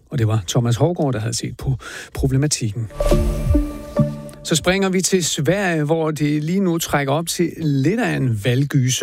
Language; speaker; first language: Danish; native; Danish